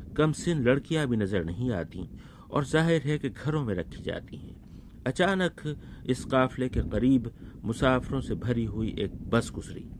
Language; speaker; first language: Urdu; native; Urdu